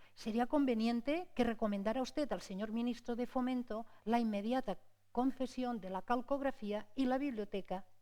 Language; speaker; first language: Spanish; non-native, local second language; Catalan